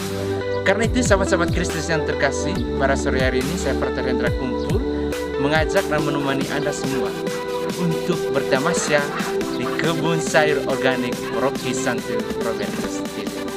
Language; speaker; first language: Indonesian; native; Indonesian